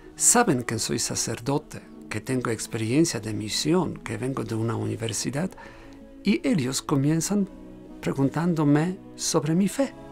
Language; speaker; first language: Spanish; non-native, fluent; Polish